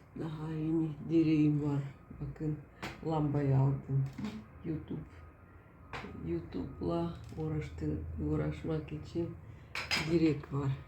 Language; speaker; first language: Turkish; non-native, learner; Russian